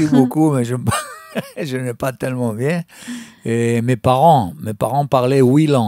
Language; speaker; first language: French; non-native, fluent; Hebrew